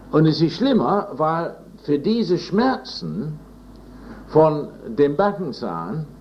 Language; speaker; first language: German; non-native, fluent; English